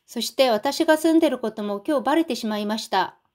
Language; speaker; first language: Japanese; non-native, fluent; Korean